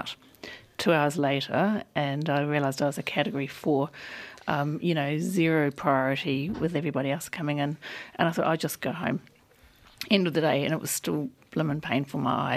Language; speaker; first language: English; native; English